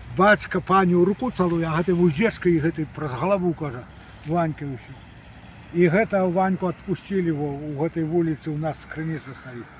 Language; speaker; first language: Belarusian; native; Belarusian